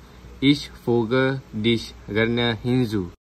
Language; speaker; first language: German; non-native, learner; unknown